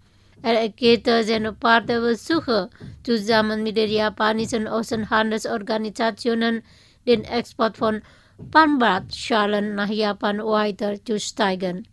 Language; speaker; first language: German; non-native, fluent; Indonesian